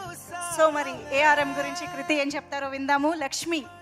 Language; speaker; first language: Telugu; native; Telugu